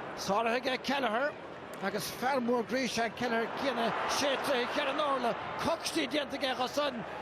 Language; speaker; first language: Irish; native; Irish